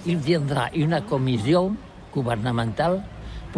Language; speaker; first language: French; non-native, learner; Catalan